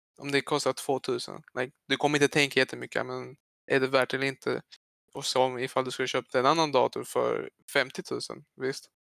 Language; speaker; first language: Swedish; early bilingual, other home language; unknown